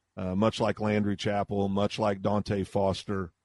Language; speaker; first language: English; native; English